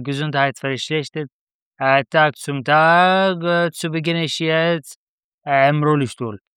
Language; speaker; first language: German; non-native, learner; Arabic